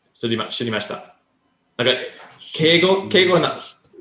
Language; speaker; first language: Japanese; non-native, learner; English